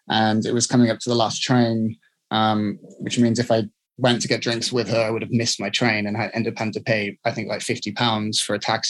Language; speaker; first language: English; native; English